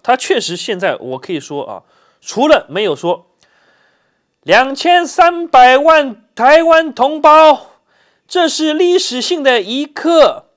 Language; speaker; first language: Chinese; native; Chinese